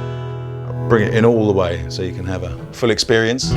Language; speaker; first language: English; native; English